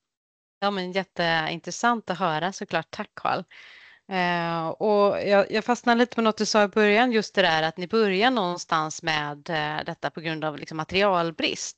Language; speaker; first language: Swedish; native; Swedish